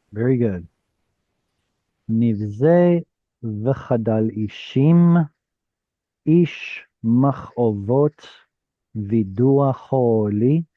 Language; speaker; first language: Hebrew; non-native, fluent; English